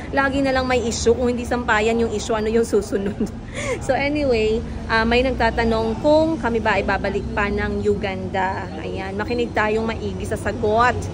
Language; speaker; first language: Filipino; non-native, local second language; Cebuano